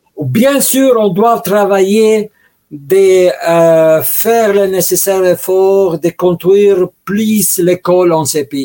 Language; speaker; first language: French; non-native, learner; Russian